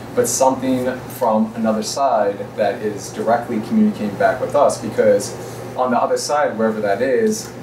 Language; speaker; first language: English; native; English